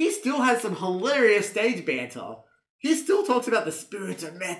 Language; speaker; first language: English; native; English